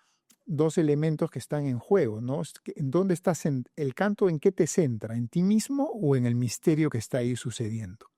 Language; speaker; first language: Spanish; native; Spanish